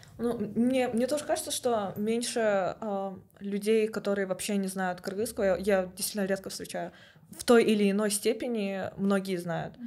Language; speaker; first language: Russian; native; Russian